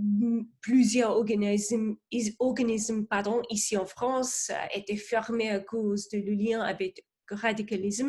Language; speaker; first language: French; non-native, fluent; English